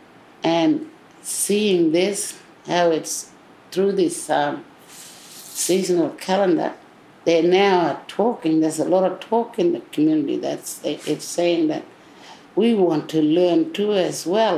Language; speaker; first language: English; non-native, local second language; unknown